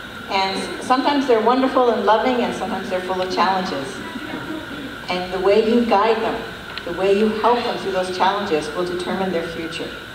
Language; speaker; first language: English; native; English